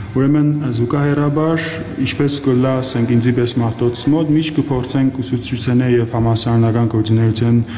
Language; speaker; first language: Armenian; early bilingual, heritage; Armenian